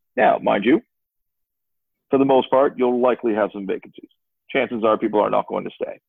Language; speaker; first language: English; native; English